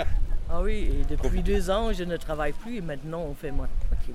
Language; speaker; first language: French; non-native, fluent; German